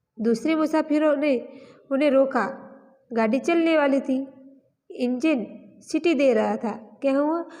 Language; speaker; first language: Hindi; non-native, local second language; Gujarati